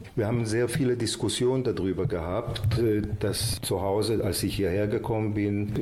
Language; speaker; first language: German; early bilingual, heritage; Hebrew